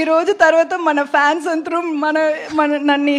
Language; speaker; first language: Telugu; non-native, learner; Tamil